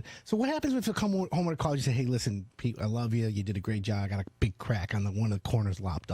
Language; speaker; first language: English; native; English